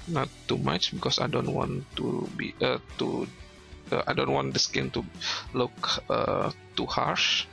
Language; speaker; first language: English; non-native, learner; Indonesian